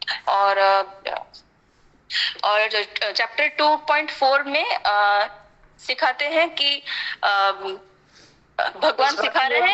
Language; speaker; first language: Hindi; native; Hindi